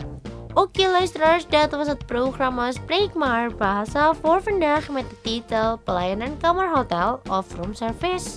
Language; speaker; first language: Dutch; non-native, learner; Indonesian